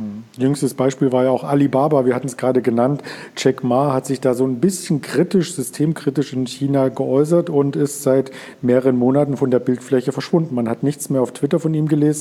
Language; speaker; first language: German; native; German